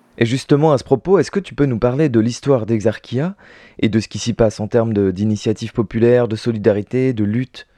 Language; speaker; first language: French; native; French